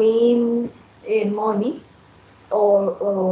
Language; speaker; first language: English; non-native, learner; Spanish